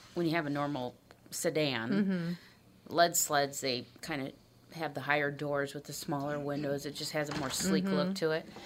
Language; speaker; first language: English; native; English